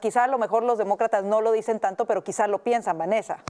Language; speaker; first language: Spanish; native; Spanish